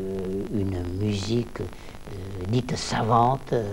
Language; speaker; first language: French; non-native, local second language; Vietnamese